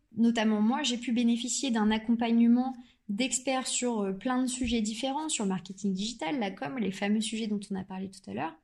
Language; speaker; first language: French; native; French